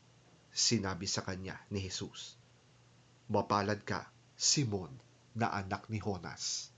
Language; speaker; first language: Filipino; native; Filipino